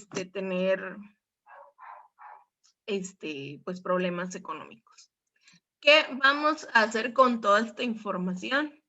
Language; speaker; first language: Spanish; native; Spanish